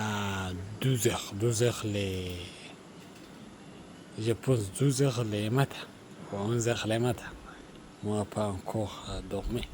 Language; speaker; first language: French; non-native, learner; Arabic